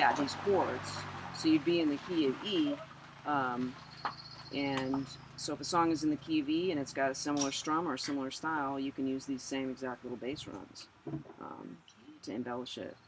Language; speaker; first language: English; native; English